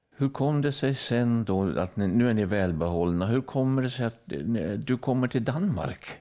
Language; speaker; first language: Swedish; native; Swedish